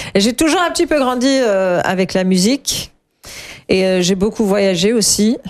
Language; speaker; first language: French; non-native, fluent; German